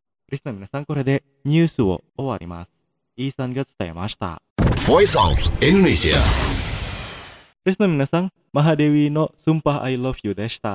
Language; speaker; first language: Japanese; non-native, fluent; Indonesian